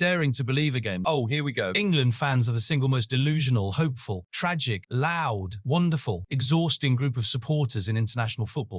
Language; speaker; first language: English; native; English